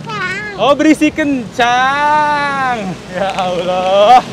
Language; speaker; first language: Indonesian; native; Indonesian